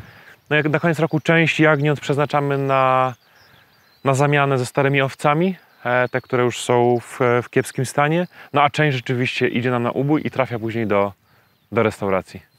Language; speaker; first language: Polish; native; Polish